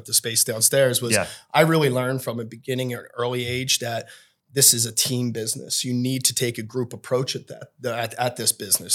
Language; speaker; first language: English; native; English